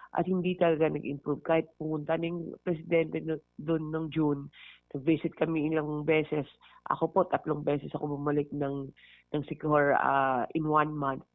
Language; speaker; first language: Filipino; non-native, local second language; Hiligaynon